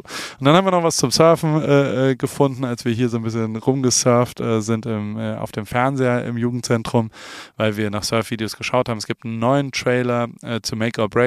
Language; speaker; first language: German; native; German